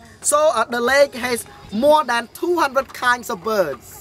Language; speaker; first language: English; non-native, fluent; Khmer